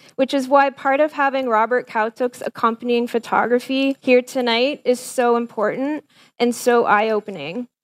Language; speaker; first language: English; native; English